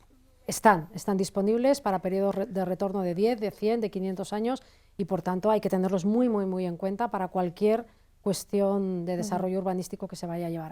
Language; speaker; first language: Spanish; native; Spanish